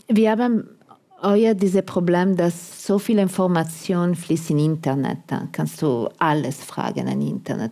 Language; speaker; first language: German; non-native, fluent; Italian